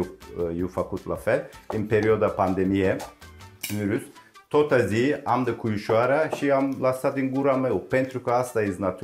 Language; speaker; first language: Romanian; non-native, learner; Turkish